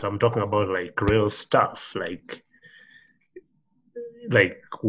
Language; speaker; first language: English; non-native, local second language; Ganda